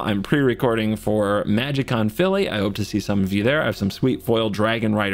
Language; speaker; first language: English; native; English